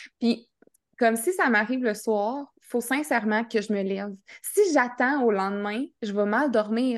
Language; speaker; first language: French; native; French